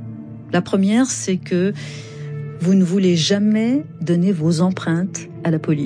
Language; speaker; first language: French; native; French